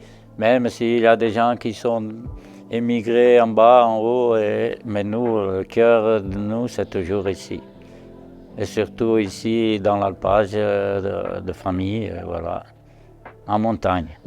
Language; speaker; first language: French; non-native, local second language; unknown